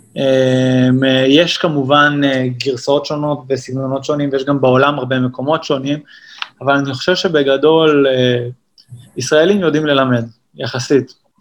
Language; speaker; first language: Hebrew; native; Hebrew